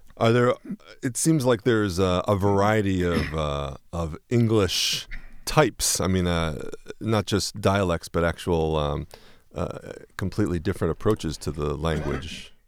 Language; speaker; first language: English; native; English